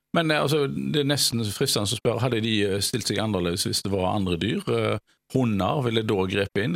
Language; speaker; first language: Norwegian; native; Norwegian